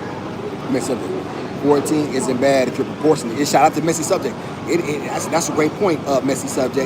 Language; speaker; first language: English; native; English